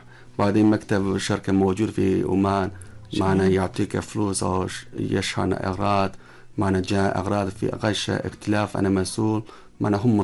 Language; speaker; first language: Arabic; non-native, learner; Chinese